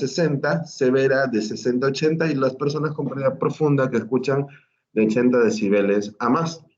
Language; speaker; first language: Spanish; native; Spanish